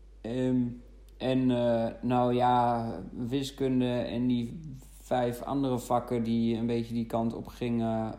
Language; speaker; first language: Dutch; non-native, fluent; German